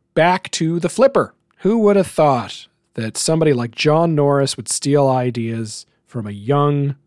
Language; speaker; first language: English; native; English